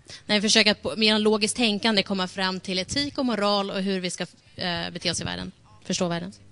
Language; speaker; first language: Swedish; native; Swedish